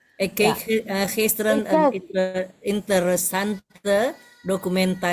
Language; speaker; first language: Dutch; non-native, learner; Indonesian